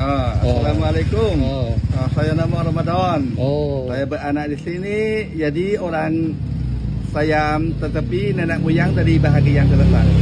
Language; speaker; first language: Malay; non-native, fluent; Thai